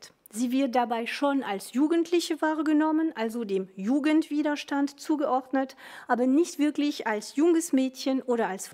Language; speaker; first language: German; non-native, fluent; French